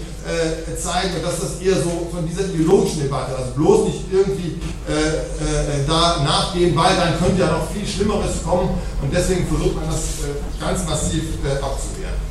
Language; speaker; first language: German; native; German